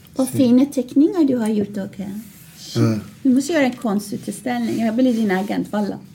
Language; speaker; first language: Swedish; non-native, fluent; Persian